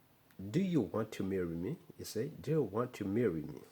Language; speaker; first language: English; non-native, learner; Haitian Creole